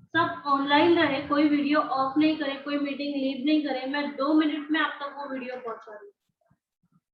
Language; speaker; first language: Hindi; non-native, local second language; Marathi